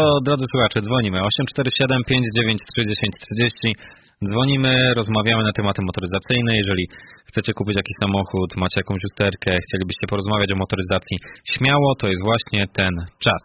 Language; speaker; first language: Polish; native; Polish